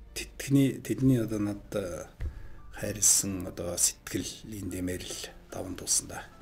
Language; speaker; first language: Mongolian; non-native, local second language; Kazakh